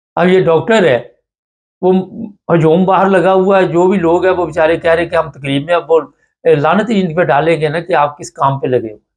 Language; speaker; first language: Urdu; non-native, local second language; Punjabi